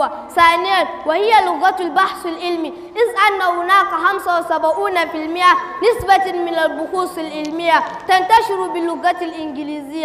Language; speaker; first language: Arabic; non-native, learner; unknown